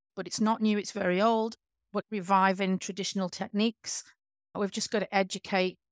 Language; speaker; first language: English; native; English